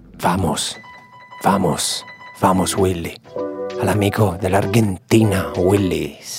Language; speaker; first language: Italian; native; Italian